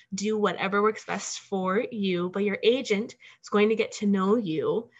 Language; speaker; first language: English; native; English